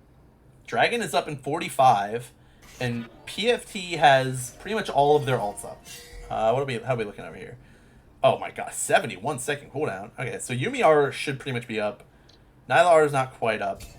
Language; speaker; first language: English; native; English